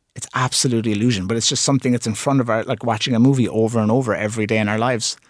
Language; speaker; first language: English; native; English